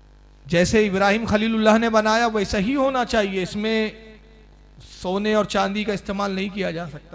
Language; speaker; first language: Urdu; native; Urdu